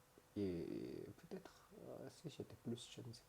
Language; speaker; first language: French; non-native, learner; Korean